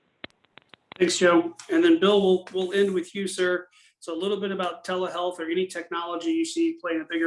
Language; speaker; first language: English; native; English